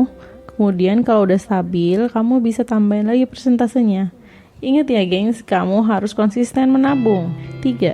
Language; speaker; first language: Indonesian; native; Indonesian